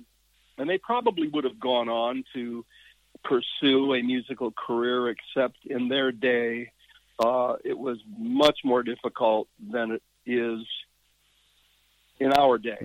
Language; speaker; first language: English; native; English